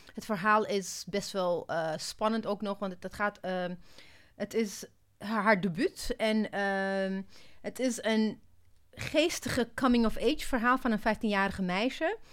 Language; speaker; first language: Dutch; non-native, fluent; Amharic